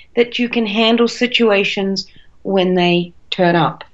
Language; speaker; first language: English; native; English